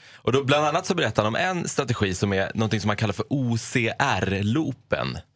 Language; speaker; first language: Swedish; non-native, fluent; Persian